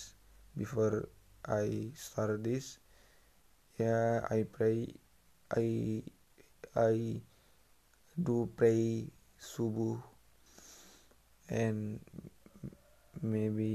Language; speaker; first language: English; non-native, learner; Indonesian